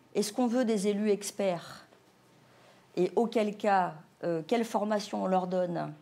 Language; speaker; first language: French; native; French